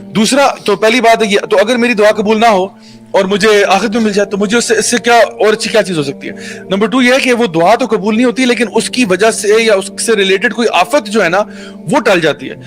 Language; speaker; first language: Urdu; early bilingual, heritage; Urdu